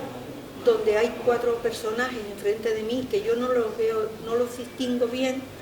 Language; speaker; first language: Spanish; native; Spanish